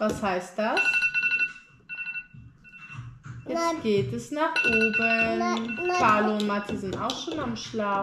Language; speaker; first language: German; native; German